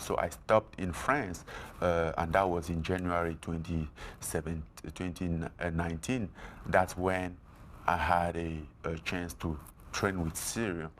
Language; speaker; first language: English; non-native, fluent; French